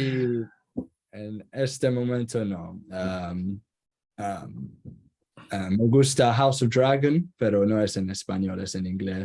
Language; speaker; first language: Spanish; non-native, learner; Kurdish